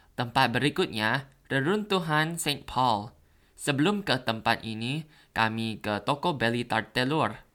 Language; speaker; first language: Indonesian; non-native, learner; Thai